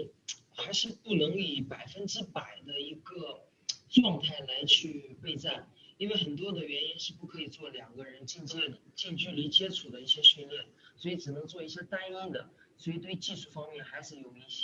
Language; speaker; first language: Chinese; native; Chinese